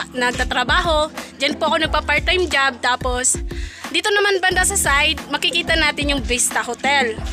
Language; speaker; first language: Filipino; non-native, local second language; Masbatenyo